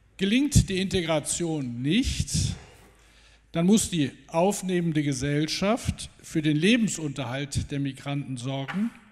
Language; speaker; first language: German; native; German